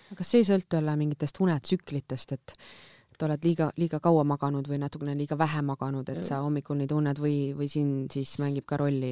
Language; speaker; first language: Estonian; non-native, local second language; Russian